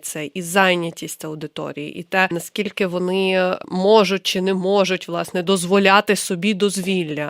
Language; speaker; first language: Ukrainian; native; Ukrainian